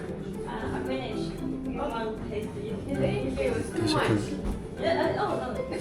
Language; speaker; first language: English; non-native, learner; Chinese